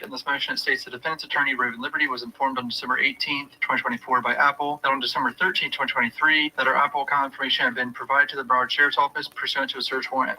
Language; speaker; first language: English; native; English